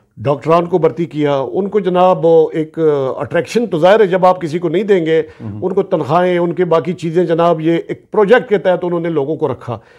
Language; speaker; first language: Urdu; non-native, local second language; Pashto